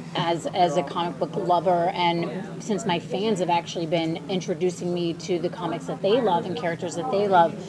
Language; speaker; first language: English; early bilingual, other home language; Ukrainian